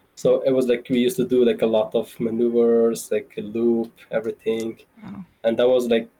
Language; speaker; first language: English; non-native, fluent; Persian